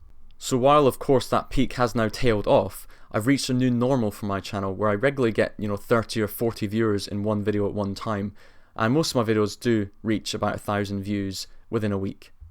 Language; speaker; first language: English; native; English